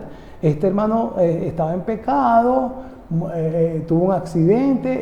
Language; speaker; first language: Spanish; native; Spanish